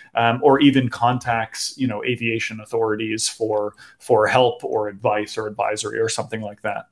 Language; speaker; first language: English; native; English